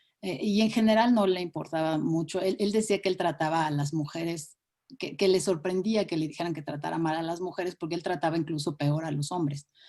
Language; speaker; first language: Spanish; native; Spanish